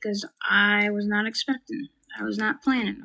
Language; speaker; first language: English; native; English